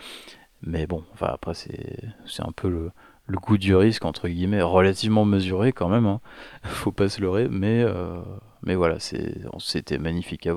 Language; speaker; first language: French; native; French